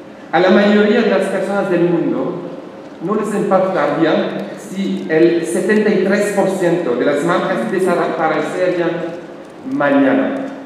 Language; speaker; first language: Spanish; non-native, learner; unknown